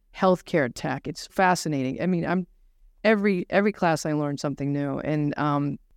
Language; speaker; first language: English; native; English